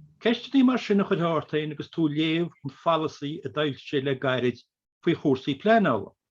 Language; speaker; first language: Irish; native; Irish